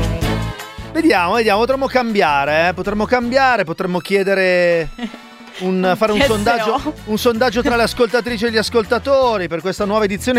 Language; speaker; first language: Italian; native; Italian